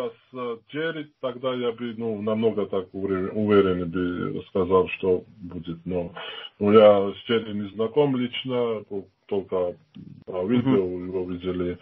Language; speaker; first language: Russian; non-native, fluent; Georgian